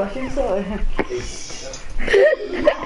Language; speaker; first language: French; native; French